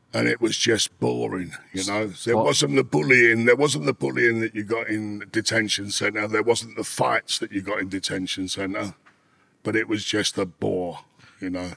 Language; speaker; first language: English; native; English